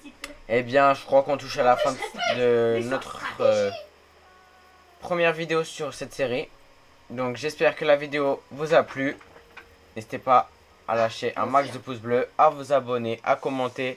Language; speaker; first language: French; native; French